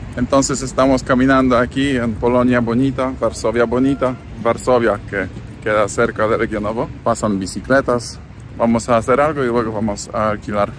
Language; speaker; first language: Spanish; non-native, fluent; Polish